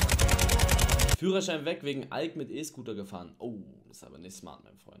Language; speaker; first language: German; native; German